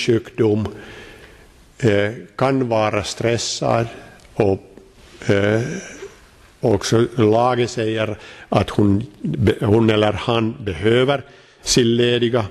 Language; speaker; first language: Swedish; non-native, local second language; Finnish